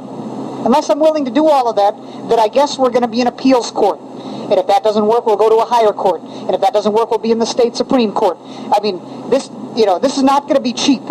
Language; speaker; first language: English; native; English